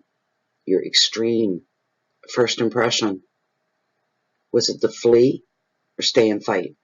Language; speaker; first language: English; native; English